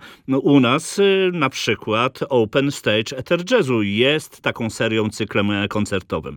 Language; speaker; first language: Polish; native; Polish